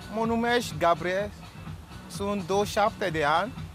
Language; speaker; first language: Romanian; non-native, learner; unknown